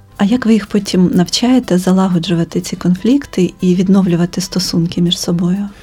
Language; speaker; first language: Ukrainian; native; Ukrainian